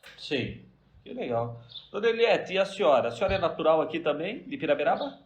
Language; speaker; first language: Portuguese; native; Portuguese